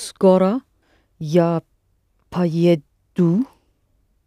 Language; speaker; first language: Russian; non-native, learner; English